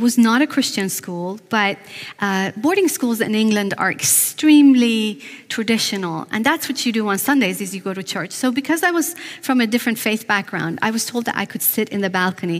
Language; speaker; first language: English; non-native, fluent; Persian